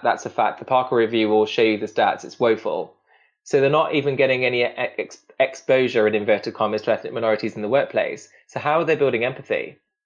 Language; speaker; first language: English; native; English